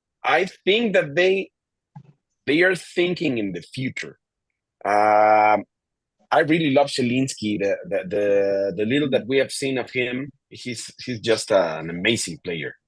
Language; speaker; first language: English; non-native, fluent; Spanish